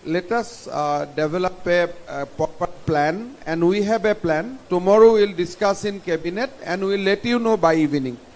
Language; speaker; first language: English; non-native, local second language; Assamese